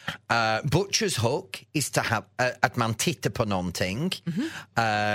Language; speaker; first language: Swedish; non-native, fluent; English